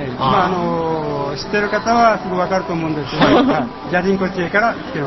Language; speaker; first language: Japanese; native; Japanese